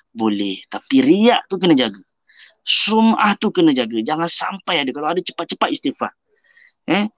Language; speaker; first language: Malay; native; Malay